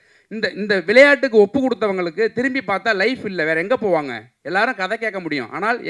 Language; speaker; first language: Tamil; native; Tamil